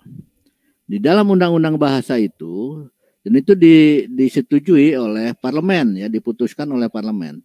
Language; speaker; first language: Indonesian; native; Indonesian